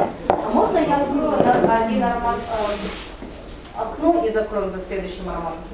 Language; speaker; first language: Russian; native; Russian